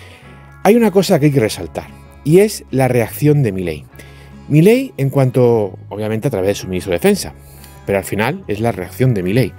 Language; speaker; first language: Spanish; native; Spanish